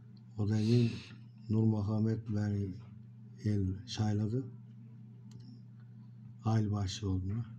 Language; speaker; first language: Turkish; non-native, learner; Kyrgyz